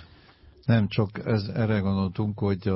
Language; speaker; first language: Hungarian; non-native, learner; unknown